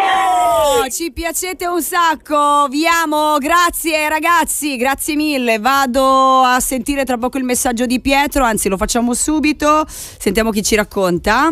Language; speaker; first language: Italian; native; Italian